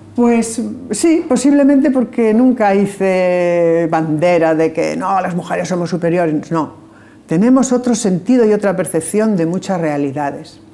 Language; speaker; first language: Spanish; native; Spanish